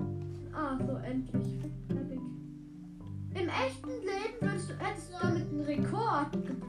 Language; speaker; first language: German; native; German